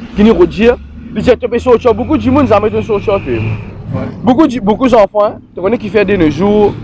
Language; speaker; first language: French; non-native, local second language; Morisyen